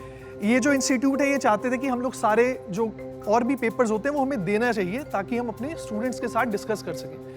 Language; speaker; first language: Hindi; native; Hindi